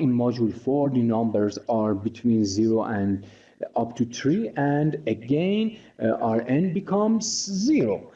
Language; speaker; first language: English; non-native, fluent; Persian